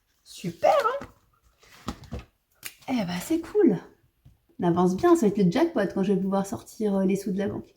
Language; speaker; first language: French; native; French